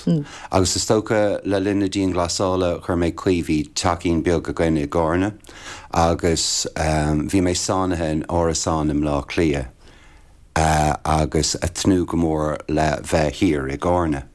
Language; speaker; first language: Irish; native; Irish